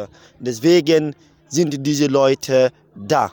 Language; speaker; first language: German; non-native, learner; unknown